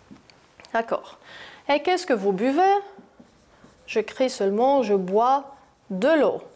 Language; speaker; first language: French; non-native, fluent; Greek